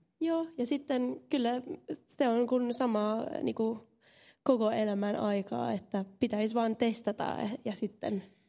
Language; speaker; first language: Finnish; non-native, local second language; Swedish